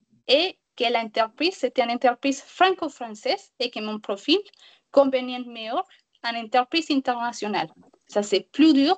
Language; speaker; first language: French; non-native, learner; Spanish